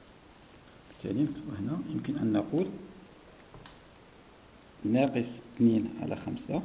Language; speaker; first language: Arabic; native; Arabic